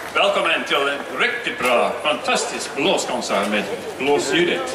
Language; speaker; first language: Swedish; non-native, learner; English